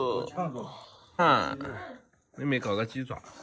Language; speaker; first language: Chinese; native; Chinese